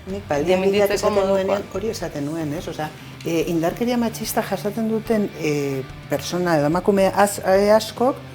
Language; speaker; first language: Basque; native; Basque